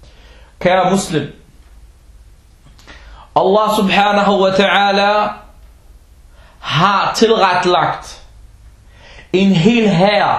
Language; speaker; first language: Danish; early bilingual, other home language; Arabic